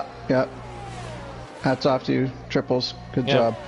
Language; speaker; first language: English; native; English